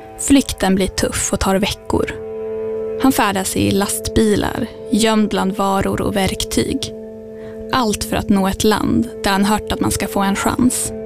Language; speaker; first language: Swedish; native; Swedish